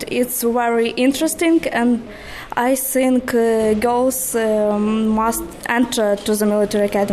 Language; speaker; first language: English; non-native, learner; Ukrainian